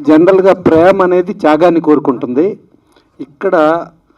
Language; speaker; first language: Telugu; native; Telugu